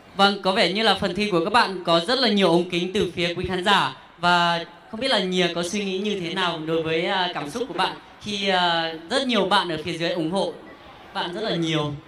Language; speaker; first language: Vietnamese; non-native, local second language; Hmong